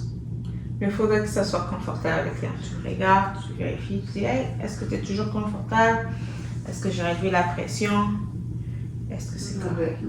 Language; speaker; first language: French; native; French